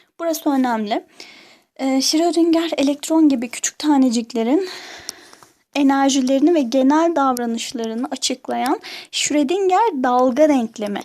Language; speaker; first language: Turkish; native; Turkish